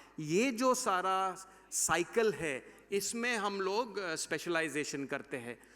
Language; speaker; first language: Hindi; non-native, local second language; Marathi